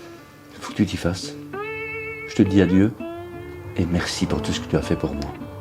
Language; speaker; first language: French; native; French